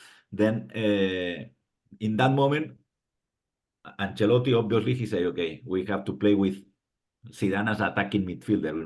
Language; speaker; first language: English; non-native, fluent; Spanish